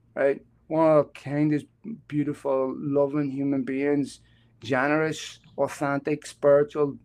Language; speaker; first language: English; native; English